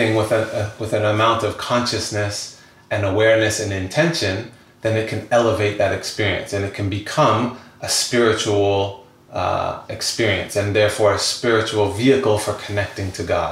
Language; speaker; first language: English; native; English